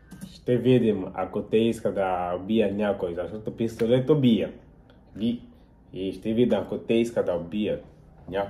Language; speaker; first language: Bulgarian; non-native, learner; Portuguese